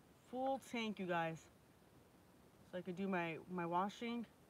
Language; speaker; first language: English; native; English